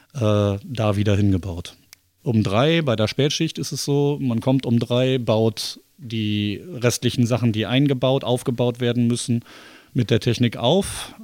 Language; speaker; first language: German; native; German